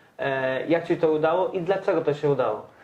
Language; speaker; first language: Polish; native; Polish